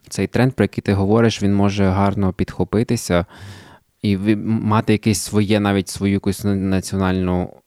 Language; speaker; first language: Ukrainian; native; Ukrainian